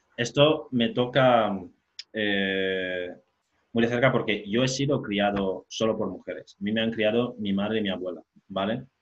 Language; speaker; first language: Spanish; non-native, local second language; Fang